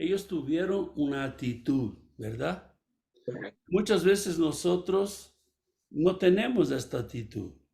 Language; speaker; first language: Spanish; non-native, fluent; Portuguese